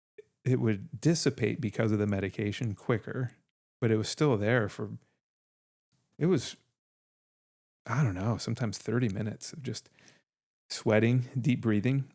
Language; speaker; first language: English; native; English